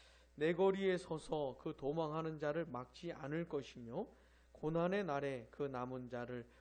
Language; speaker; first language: Korean; native; Korean